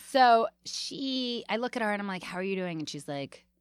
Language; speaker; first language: English; native; English